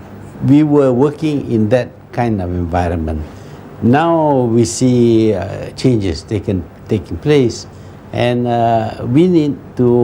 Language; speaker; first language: English; non-native, local second language; Malay